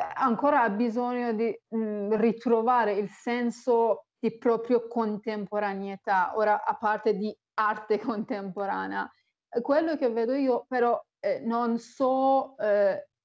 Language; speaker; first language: Italian; non-native, fluent; Persian